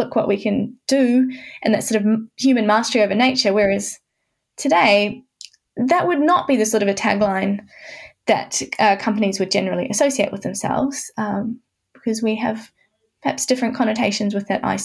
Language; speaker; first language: English; native; English